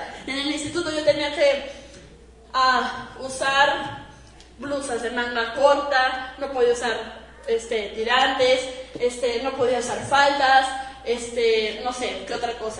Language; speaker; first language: Spanish; native; Spanish